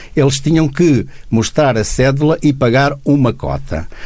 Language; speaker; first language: Portuguese; native; Portuguese